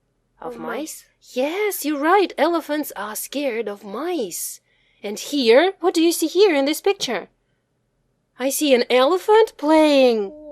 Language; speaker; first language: English; non-native, fluent; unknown